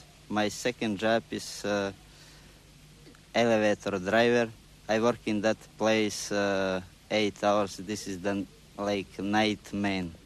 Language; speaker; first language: English; non-native, local second language; Croatian